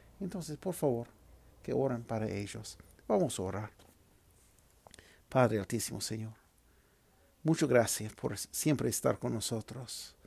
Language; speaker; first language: Spanish; non-native, fluent; English